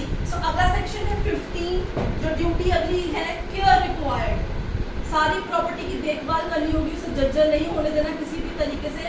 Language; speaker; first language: Hindi; native; Hindi